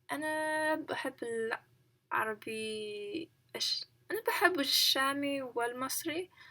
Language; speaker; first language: Arabic; non-native, learner; English